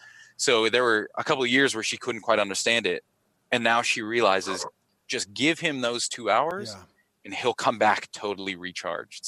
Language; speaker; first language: English; native; English